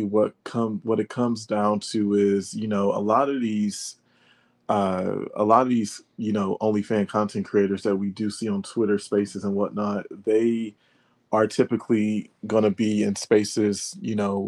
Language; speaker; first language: English; native; English